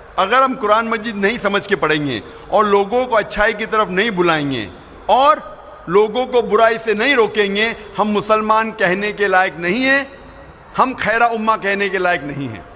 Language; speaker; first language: Urdu; non-native, local second language; Konkani